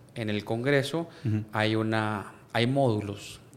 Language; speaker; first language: Spanish; native; Spanish